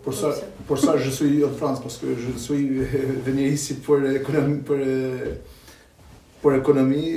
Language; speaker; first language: French; non-native, learner; Albanian